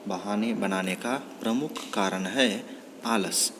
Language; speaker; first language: Hindi; non-native, local second language; Kannada